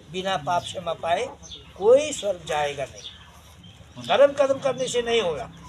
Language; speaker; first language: Hindi; non-native, local second language; Nepali